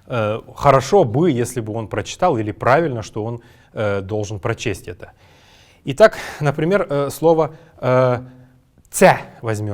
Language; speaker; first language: Russian; native; Russian